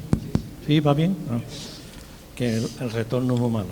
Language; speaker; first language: Spanish; native; Spanish